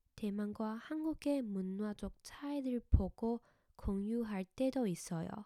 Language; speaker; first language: Korean; non-native, learner; Chinese